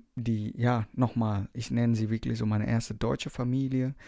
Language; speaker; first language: German; non-native, fluent; Indonesian